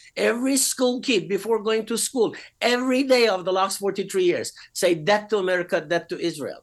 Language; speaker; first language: English; non-native, fluent; Persian